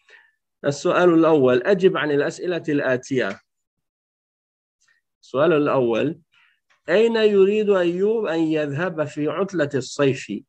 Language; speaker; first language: Arabic; non-native, fluent; French